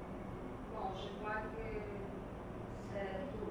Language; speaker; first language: French; non-native, learner; Portuguese